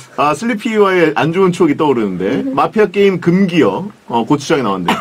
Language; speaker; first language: Korean; native; Korean